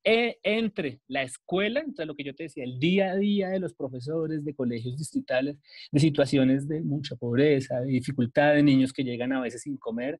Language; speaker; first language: Spanish; native; Spanish